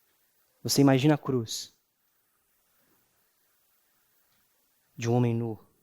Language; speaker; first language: Portuguese; native; Portuguese